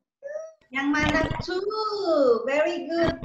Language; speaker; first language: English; non-native, learner; Indonesian